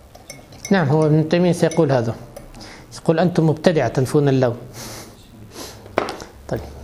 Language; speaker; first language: Arabic; native; Arabic